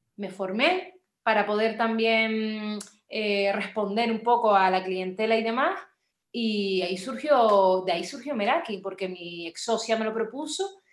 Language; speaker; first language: Spanish; native; Spanish